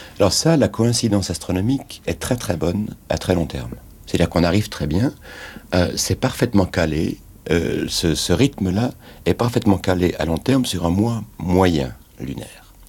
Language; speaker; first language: French; native; French